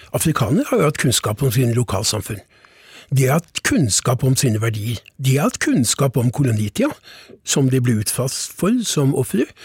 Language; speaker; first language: Norwegian; native; Norwegian